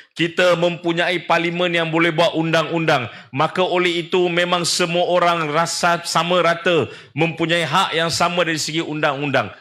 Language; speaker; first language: Malay; native; Malay